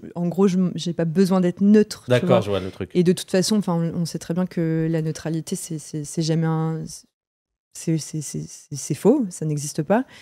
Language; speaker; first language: French; native; French